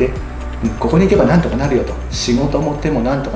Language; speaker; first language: Japanese; native; Japanese